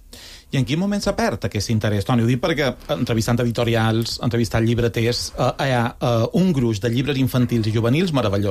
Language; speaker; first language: Catalan; native; Catalan